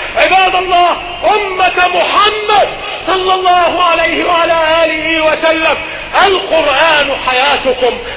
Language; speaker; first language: Arabic; native; Arabic